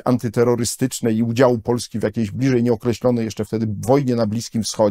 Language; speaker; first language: Polish; native; Polish